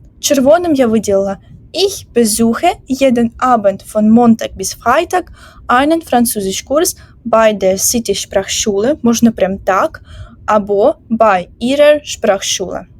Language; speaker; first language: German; non-native, fluent; Ukrainian